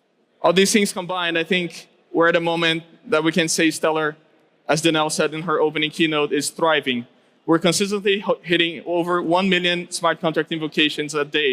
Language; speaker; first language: English; non-native, local second language; Portuguese